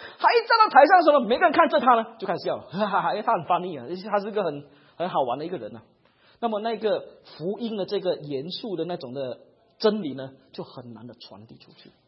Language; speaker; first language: Chinese; native; Chinese